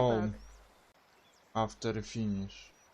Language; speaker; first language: English; non-native, learner; Polish